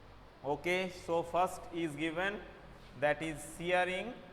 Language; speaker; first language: English; non-native, local second language; Bangla